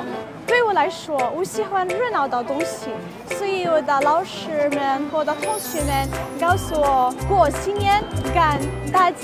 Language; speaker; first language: Chinese; non-native, learner; Arabic